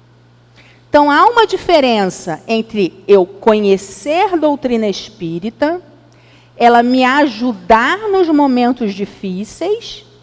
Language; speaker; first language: Portuguese; native; Portuguese